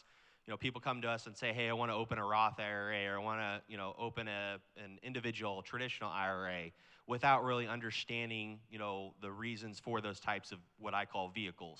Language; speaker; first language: English; native; English